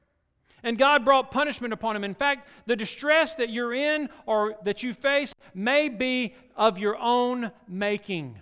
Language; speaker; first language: English; native; English